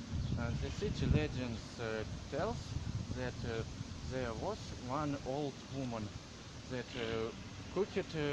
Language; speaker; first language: English; non-native, learner; Russian